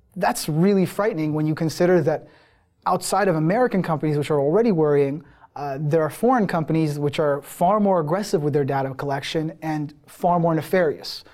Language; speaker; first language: English; early bilingual, other home language; Persian